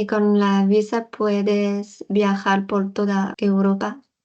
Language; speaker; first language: Spanish; non-native, fluent; French